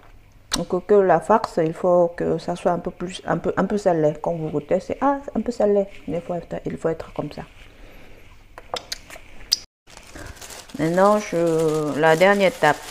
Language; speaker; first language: French; non-native, fluent; Korean